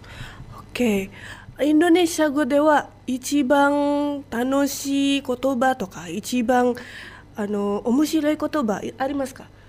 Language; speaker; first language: Japanese; non-native, fluent; Indonesian